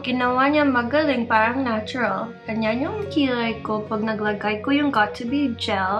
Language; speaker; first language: Filipino; non-native, learner; English